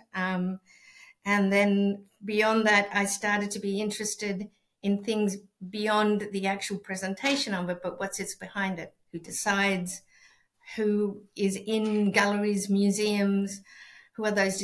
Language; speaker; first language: English; non-native, fluent; Spanish